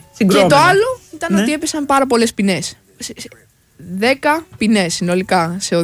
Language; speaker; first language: Greek; native; Greek